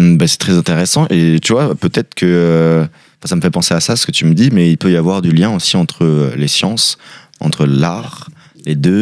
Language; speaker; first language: French; native; French